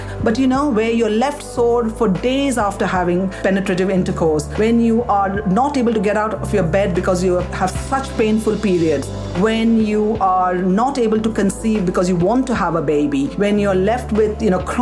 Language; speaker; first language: English; non-native, local second language; Kannada